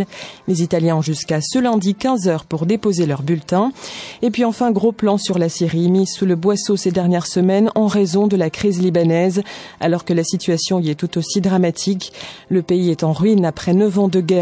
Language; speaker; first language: French; native; French